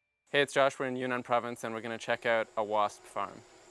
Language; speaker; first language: English; native; English